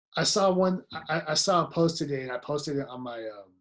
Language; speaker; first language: English; early bilingual, other home language; Spanish